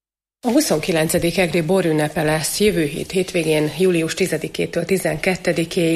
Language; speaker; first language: Hungarian; native; Hungarian